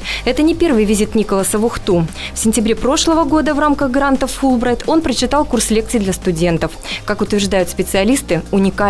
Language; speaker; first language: Russian; native; Russian